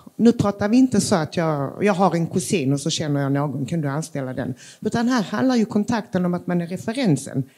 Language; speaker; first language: Swedish; early bilingual, other home language; Macedonian